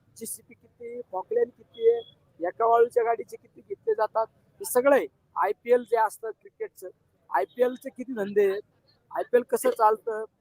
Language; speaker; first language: Marathi; native; Marathi